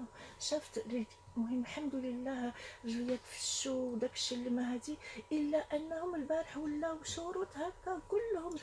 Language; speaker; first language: Arabic; native; Arabic